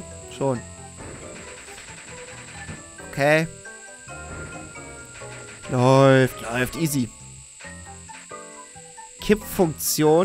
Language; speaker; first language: German; native; German